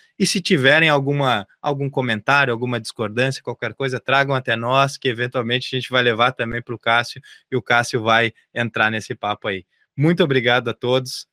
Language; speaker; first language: Portuguese; native; Portuguese